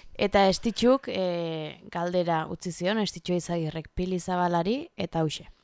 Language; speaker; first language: Basque; native; Basque